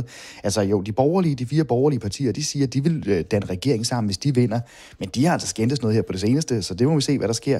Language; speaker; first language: Danish; native; Danish